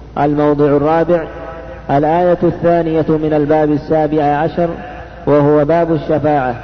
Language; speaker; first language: Arabic; native; Arabic